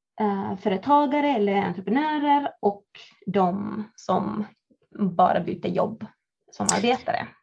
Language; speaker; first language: Swedish; non-native, fluent; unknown